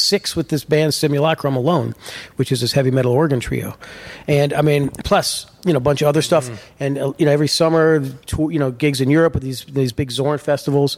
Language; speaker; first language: English; native; English